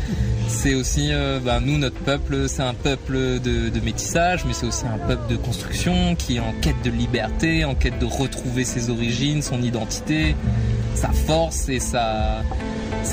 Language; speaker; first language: French; native; French